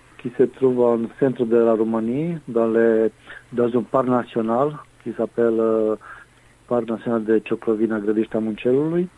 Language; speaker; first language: French; non-native, fluent; Romanian